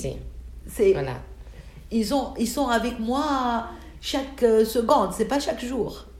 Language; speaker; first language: French; non-native, local second language; Arabic